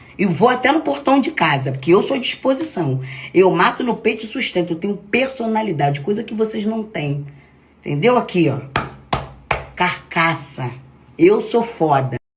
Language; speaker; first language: Portuguese; native; Portuguese